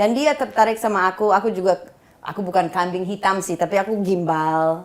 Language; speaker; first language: Indonesian; non-native, fluent; English